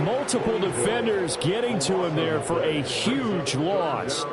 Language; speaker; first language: English; native; English